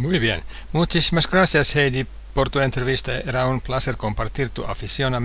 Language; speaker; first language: Spanish; non-native, fluent; Finnish